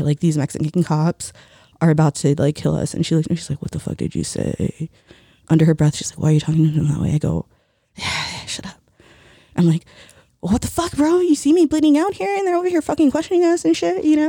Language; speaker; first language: English; early bilingual, other home language; Spanish